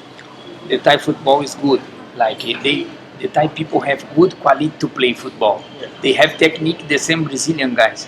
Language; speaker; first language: English; non-native, learner; Portuguese